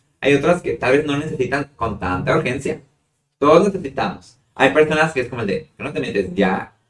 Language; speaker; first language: Spanish; native; Spanish